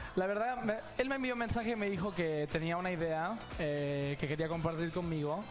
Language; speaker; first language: Spanish; native; Spanish